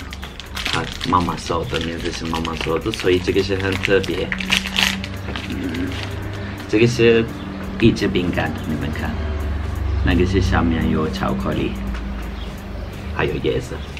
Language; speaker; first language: Chinese; non-native, fluent; Turkish